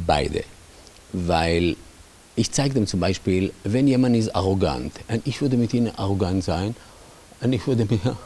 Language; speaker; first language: German; non-native, fluent; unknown